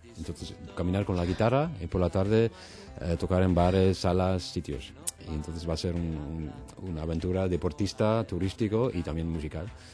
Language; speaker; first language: Spanish; non-native, fluent; Dutch